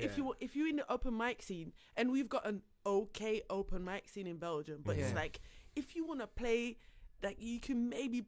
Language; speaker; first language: English; non-native, fluent; Dutch